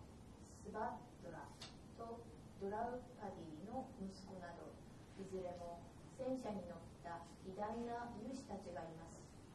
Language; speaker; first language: Japanese; native; Japanese